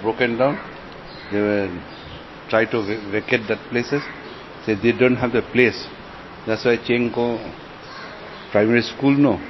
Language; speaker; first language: English; non-native, local second language; Cantonese